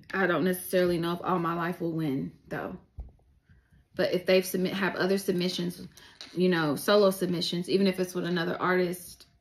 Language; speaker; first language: English; native; English